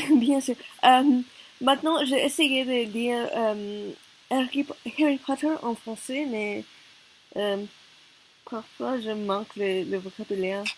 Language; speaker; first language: French; non-native, learner; Korean